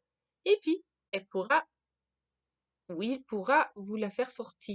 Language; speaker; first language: French; non-native, fluent; German